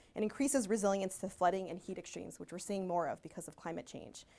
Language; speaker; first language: English; early bilingual, other home language; Spanish